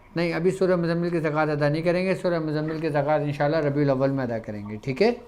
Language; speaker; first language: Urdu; native; Urdu